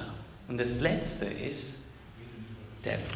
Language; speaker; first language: German; non-native, fluent; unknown